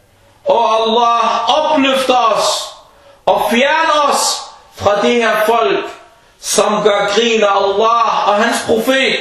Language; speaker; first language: Danish; early bilingual, other home language; Arabic